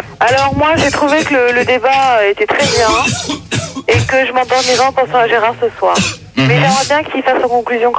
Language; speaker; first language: French; native; French